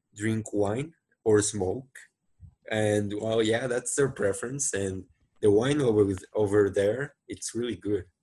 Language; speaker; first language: English; non-native, fluent; Spanish